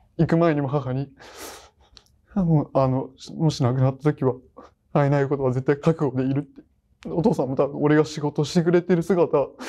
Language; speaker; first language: Japanese; native; Japanese